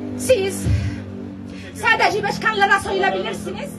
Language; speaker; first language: Turkish; non-native, learner; Arabic